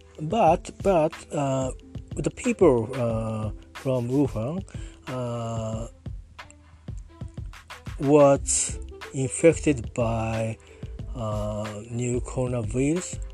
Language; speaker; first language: English; non-native, learner; Japanese